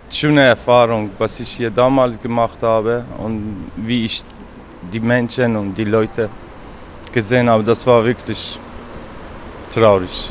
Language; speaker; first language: German; non-native, fluent; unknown